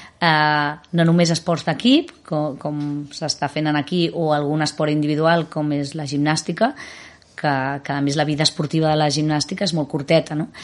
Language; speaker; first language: Catalan; native; Catalan